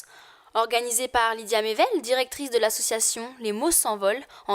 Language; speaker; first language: French; native; French